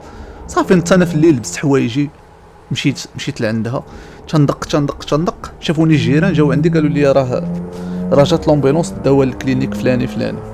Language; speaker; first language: Arabic; native; Arabic